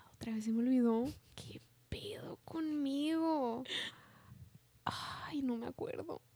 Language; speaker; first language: Spanish; early bilingual, heritage; Spanish